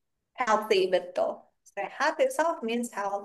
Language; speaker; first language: English; non-native, fluent; Indonesian